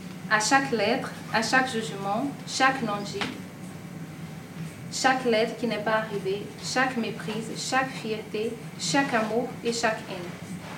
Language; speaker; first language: French; non-native, fluent; Portuguese